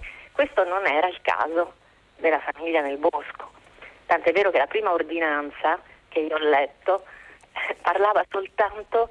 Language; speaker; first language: Italian; native; Italian